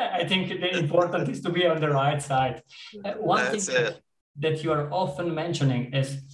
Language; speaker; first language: English; non-native, fluent; Italian